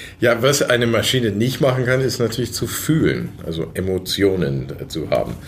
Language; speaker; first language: German; early bilingual, other home language; English